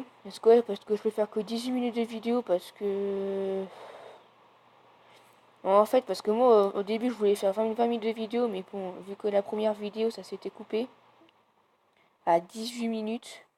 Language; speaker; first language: French; native; French